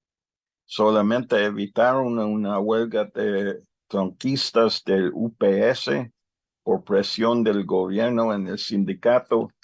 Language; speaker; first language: Spanish; non-native, learner; English